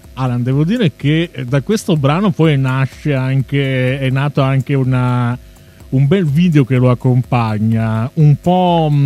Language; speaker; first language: Italian; native; Italian